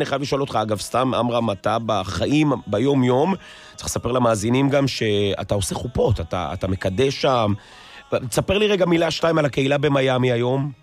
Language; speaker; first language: Hebrew; native; Hebrew